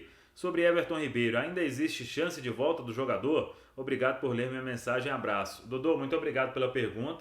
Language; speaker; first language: Portuguese; native; Portuguese